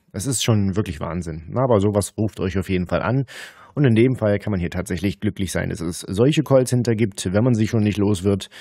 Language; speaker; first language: German; native; German